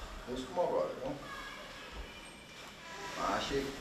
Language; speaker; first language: Hungarian; non-native, learner; Portuguese